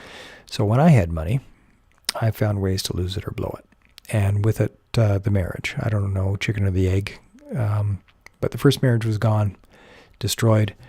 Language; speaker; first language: English; native; English